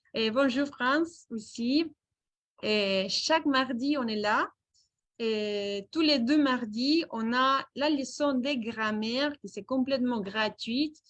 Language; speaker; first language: French; non-native, fluent; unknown